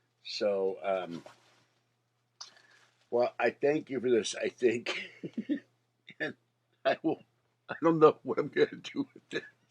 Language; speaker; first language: English; native; English